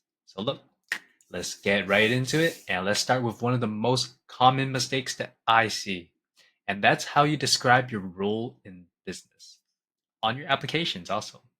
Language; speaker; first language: English; native; English